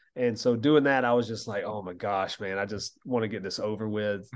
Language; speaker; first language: English; native; English